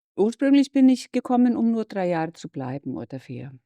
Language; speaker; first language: German; non-native, fluent; Icelandic